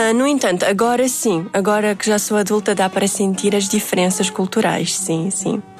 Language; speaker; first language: Portuguese; early bilingual, other home language; Uzbek